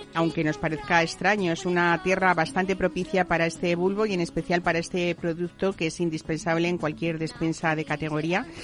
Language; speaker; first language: Spanish; native; Spanish